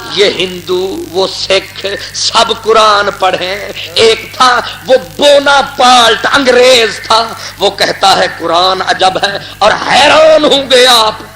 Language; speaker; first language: Urdu; non-native, local second language; Punjabi